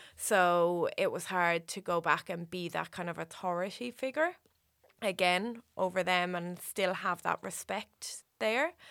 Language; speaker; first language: English; native; English